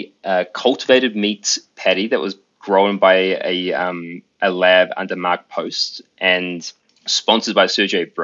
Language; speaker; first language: English; native; English